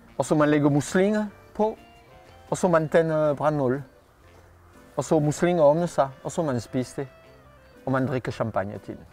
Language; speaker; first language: Danish; non-native, fluent; French